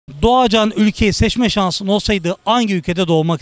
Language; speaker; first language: Turkish; native; Turkish